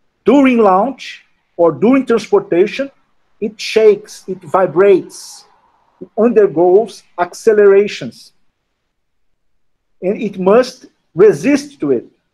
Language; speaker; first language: English; non-native, fluent; Portuguese